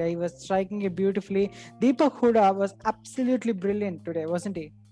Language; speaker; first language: English; non-native, local second language; Tamil